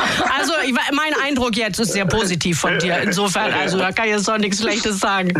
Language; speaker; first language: German; native; German